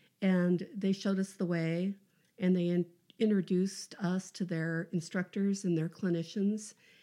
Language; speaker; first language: English; native; English